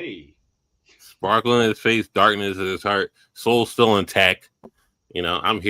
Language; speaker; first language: English; native; English